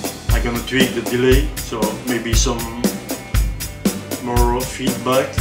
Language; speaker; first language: English; non-native, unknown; French